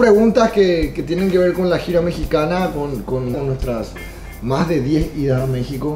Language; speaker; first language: Spanish; native; Spanish